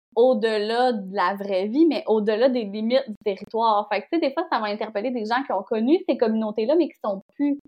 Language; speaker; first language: French; native; French